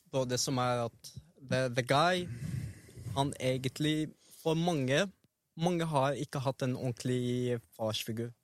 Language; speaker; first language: Norwegian; early bilingual, other home language; Arabic